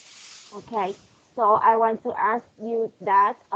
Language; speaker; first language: English; non-native, fluent; Vietnamese